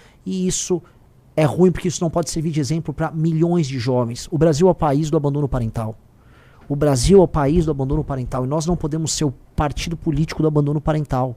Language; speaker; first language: Portuguese; native; Portuguese